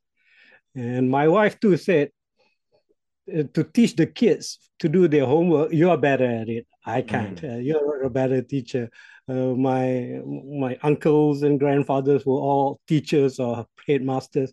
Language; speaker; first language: English; non-native, local second language; Malay